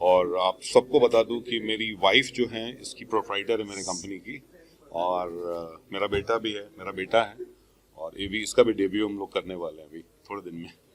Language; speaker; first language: Hindi; native; Hindi